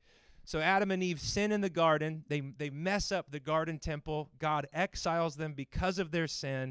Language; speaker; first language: English; native; English